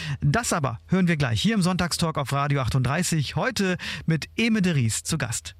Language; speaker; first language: German; native; German